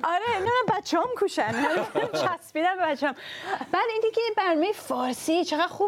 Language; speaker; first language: Persian; early bilingual, other home language; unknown